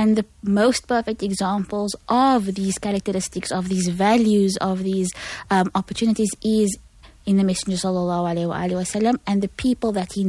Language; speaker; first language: English; native; English